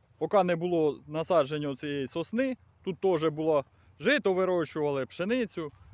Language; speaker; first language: Ukrainian; native; Ukrainian